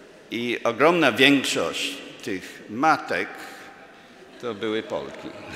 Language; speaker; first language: Polish; non-native, fluent; English